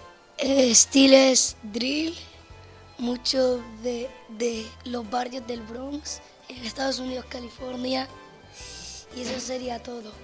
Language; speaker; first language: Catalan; non-native, local second language; Spanish